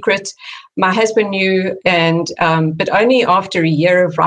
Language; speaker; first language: English; native; English